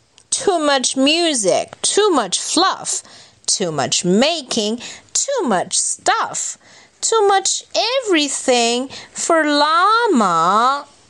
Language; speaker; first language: English; non-native, fluent; Chinese